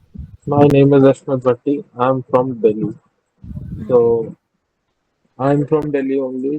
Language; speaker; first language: English; non-native, local second language; Hindi